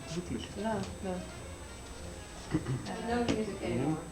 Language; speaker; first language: English; non-native, fluent; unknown